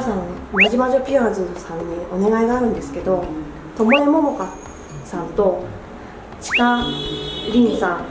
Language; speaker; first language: Japanese; native; Japanese